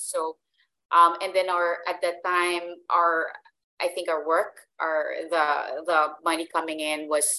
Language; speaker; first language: English; non-native, local second language; Filipino